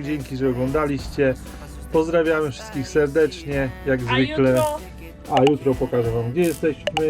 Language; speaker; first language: Polish; native; Polish